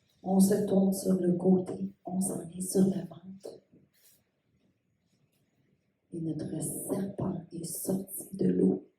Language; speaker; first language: French; native; French